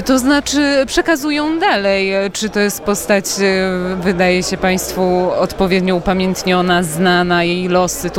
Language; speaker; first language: Polish; native; Polish